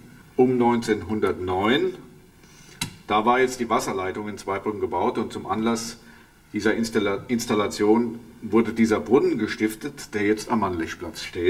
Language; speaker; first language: German; native; German